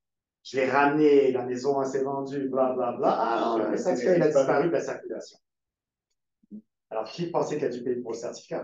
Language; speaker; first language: French; native; French